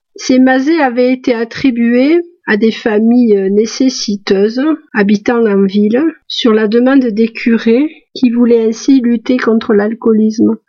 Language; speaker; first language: French; native; French